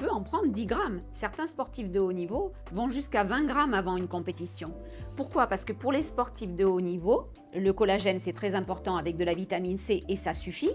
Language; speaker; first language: French; native; French